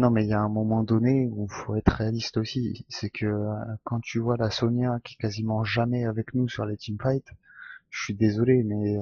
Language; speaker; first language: French; native; French